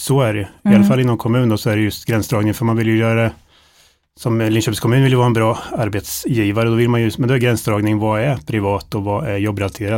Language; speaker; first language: Swedish; native; Swedish